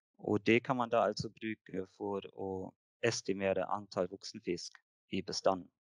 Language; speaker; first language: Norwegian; non-native, fluent; German